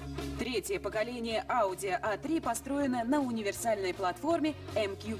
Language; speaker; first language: Russian; native; Russian